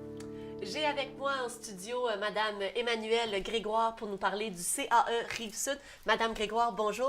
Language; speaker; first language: French; native; French